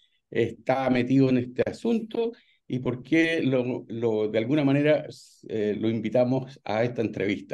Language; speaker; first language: Spanish; native; Spanish